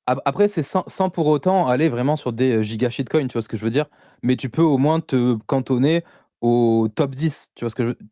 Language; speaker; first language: French; native; French